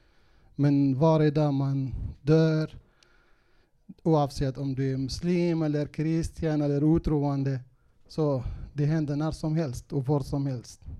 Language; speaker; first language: Swedish; non-native, local second language; Kurdish